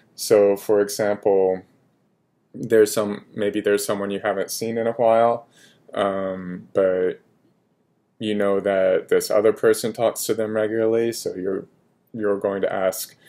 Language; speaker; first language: English; native; English